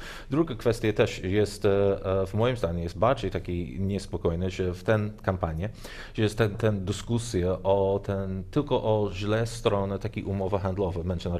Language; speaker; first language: Polish; non-native, learner; English